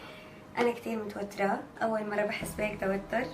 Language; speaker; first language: Arabic; native; Arabic